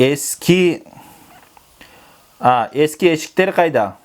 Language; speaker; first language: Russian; non-native, local second language; Kyrgyz